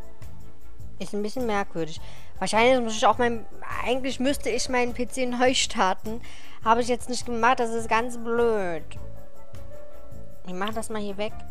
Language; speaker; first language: German; native; German